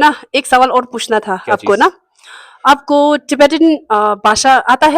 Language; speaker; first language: Hindi; non-native, local second language; Tibetan